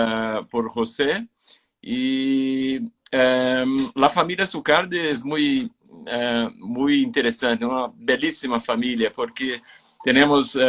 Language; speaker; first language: Spanish; non-native, fluent; Portuguese